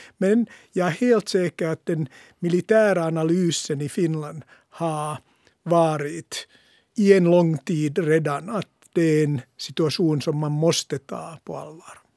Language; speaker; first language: Swedish; non-native, local second language; Finnish